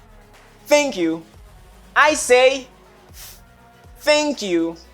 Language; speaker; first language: English; non-native, learner; Haitian Creole